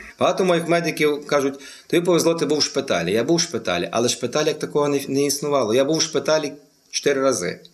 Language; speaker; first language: Ukrainian; native; Ukrainian